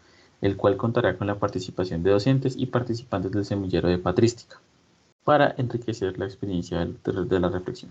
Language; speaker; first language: Spanish; native; Spanish